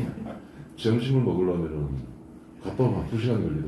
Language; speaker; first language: Korean; native; Korean